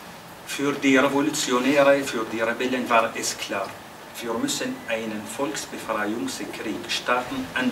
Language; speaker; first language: German; non-native, fluent; Arabic